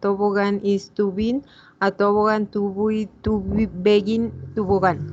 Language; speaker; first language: English; non-native, learner; Spanish